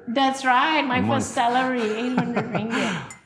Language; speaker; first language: English; non-native, local second language; Malay